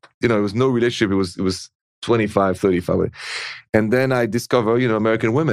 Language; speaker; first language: English; non-native, fluent; French